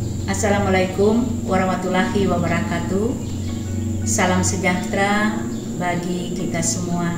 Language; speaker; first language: Indonesian; native; Indonesian